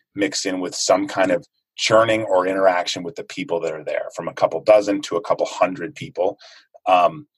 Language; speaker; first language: English; native; English